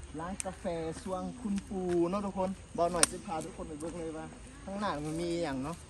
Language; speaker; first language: Thai; non-native, local second language; Akha